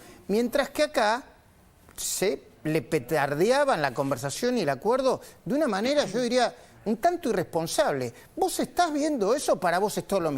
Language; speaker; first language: Spanish; native; Spanish